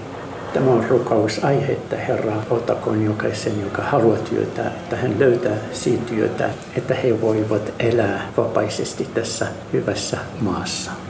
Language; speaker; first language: Finnish; non-native, learner; Arabic